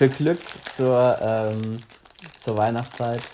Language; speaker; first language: German; native; German